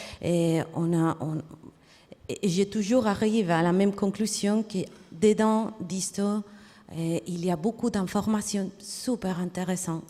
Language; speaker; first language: French; non-native, fluent; Spanish